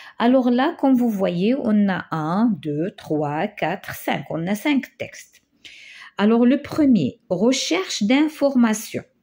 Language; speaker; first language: French; non-native, local second language; Arabic